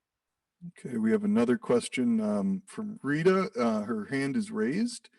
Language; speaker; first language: English; native; English